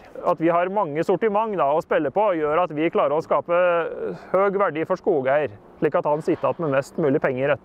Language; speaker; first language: Norwegian; native; Norwegian